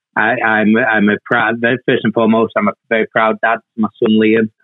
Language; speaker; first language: English; native; English